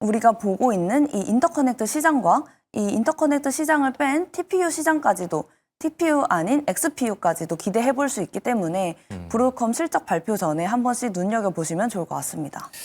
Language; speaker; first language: Korean; native; Korean